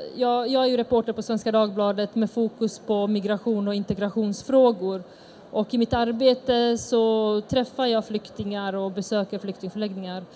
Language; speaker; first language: Swedish; early bilingual, other home language; Bosnian